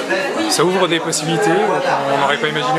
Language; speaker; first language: French; native; French